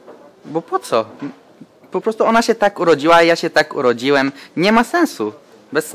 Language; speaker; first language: Polish; early bilingual, other home language; Turkish